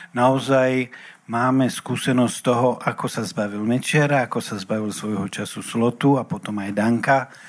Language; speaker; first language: Slovak; native; Slovak